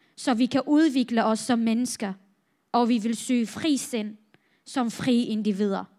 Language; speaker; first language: Danish; non-native, fluent; Central Kurdish